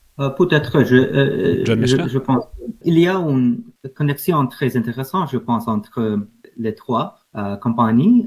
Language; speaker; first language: French; non-native, learner; English